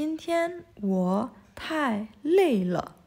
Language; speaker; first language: Chinese; non-native, fluent; Indonesian